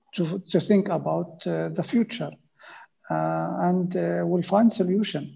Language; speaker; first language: English; non-native, fluent; Arabic